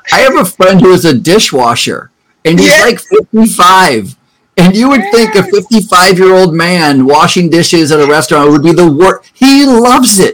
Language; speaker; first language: English; native; English